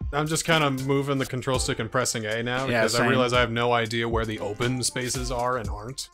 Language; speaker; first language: English; native; English